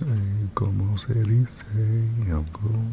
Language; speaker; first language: Spanish; non-native, learner; English